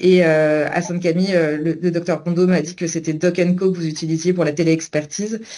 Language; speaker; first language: French; native; French